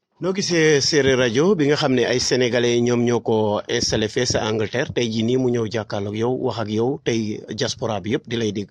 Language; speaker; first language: Wolof; non-native, local second language; Serer